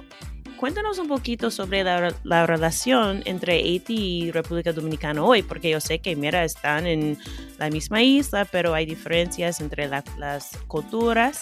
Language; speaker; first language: Spanish; non-native, fluent; English